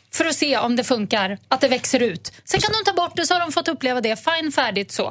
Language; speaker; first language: Swedish; native; Swedish